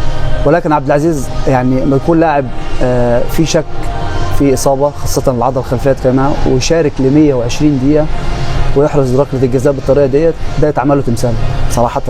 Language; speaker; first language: Arabic; native; Arabic